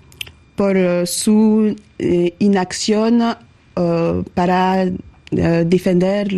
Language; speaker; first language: Spanish; non-native, learner; French